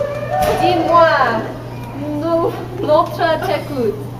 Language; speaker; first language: French; non-native, learner; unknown